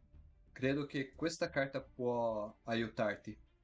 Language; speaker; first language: Italian; non-native, learner; Portuguese